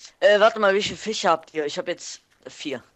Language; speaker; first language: German; native; German